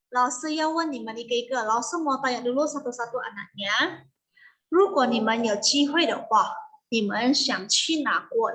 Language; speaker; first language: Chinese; non-native, fluent; Indonesian